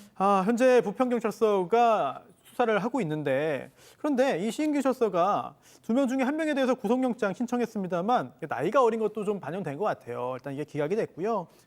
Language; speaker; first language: Korean; native; Korean